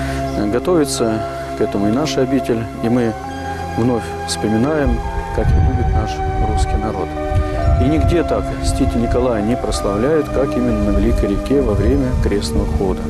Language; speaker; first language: Russian; native; Russian